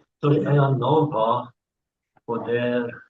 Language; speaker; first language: Spanish; non-native, learner; English